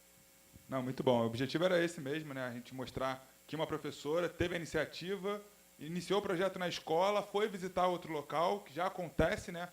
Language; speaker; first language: Portuguese; native; Portuguese